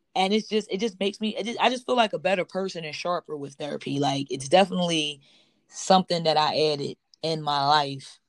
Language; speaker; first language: English; native; English